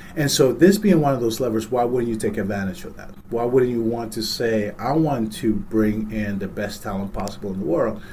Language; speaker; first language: English; early bilingual, other home language; Spanish